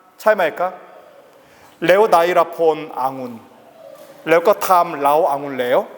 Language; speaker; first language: Thai; non-native, learner; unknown